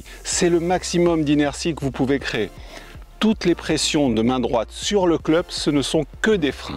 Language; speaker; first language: French; native; French